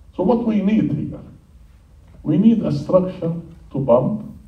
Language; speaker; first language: English; non-native, fluent; Arabic